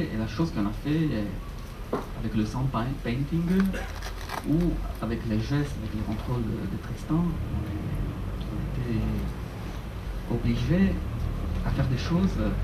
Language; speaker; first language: French; non-native, fluent; Italian